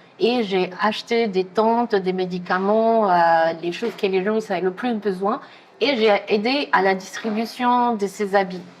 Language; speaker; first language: French; non-native, fluent; Spanish